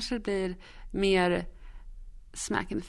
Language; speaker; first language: Swedish; native; Swedish